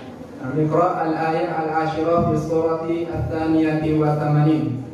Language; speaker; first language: Arabic; non-native, learner; Indonesian